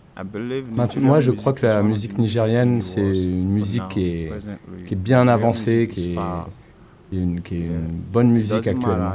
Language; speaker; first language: French; non-native, learner; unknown